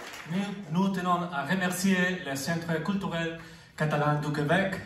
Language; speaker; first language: French; non-native, learner; Catalan